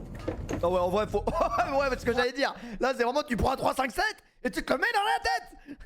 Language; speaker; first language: French; native; French